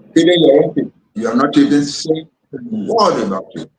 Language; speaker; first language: English; non-native, local second language; Yoruba